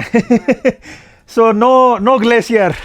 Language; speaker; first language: Spanish; non-native, learner; Hindi